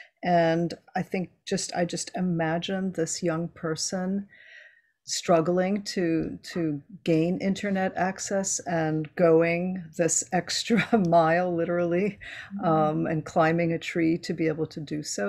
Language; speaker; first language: English; early bilingual, other home language; Spanish